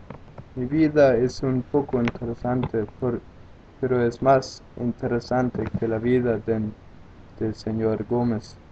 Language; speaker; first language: Spanish; non-native, learner; Danish